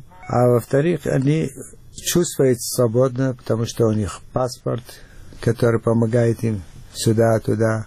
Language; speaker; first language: Russian; non-native, fluent; Arabic